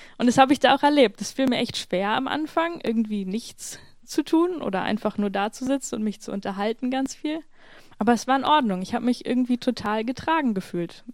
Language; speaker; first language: German; native; German